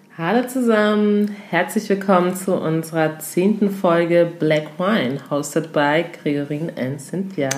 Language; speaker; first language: German; early bilingual, other home language; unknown